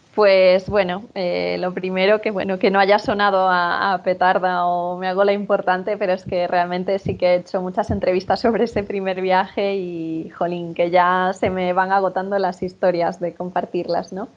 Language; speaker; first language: Spanish; native; Spanish